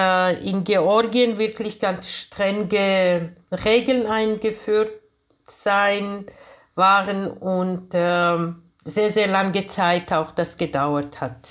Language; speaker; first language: German; non-native, fluent; Georgian